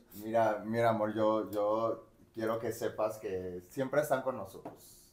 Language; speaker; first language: Spanish; native; Spanish